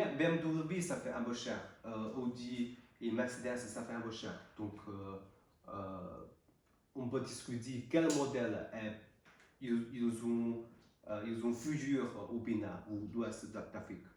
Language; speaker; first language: French; non-native, learner; Chinese